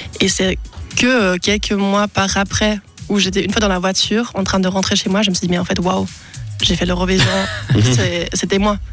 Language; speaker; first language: French; non-native, local second language; German